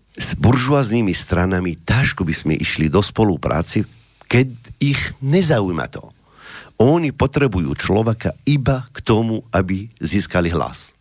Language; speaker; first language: Slovak; non-native, fluent; Arabic